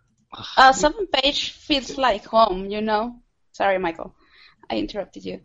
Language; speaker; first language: English; non-native, fluent; Spanish